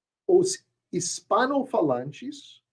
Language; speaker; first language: Portuguese; non-native, fluent; English